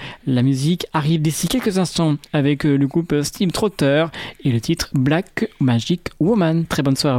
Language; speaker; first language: French; native; French